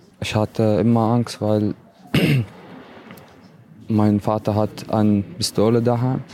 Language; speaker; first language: German; non-native, learner; Arabic